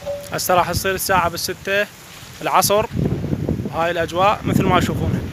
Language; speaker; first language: Arabic; native; Arabic